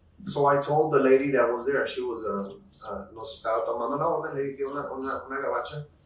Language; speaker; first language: English; early bilingual, other home language; Spanish